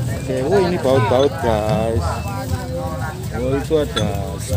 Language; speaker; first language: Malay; non-native, local second language; Javanese